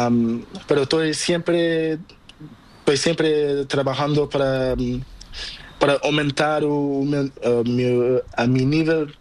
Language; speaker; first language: Spanish; non-native, learner; Portuguese